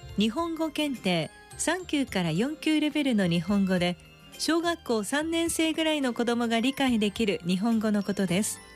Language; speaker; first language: Japanese; native; Japanese